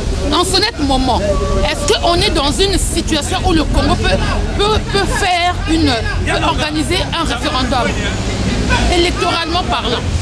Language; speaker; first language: French; non-native, local second language; Lingala